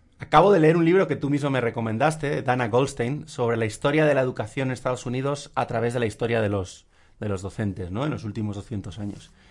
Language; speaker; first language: Spanish; native; Spanish